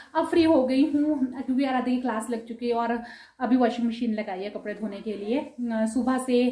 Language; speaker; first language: Hindi; non-native, local second language; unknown